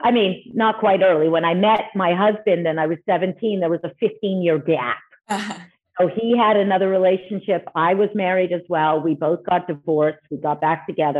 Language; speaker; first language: English; native; English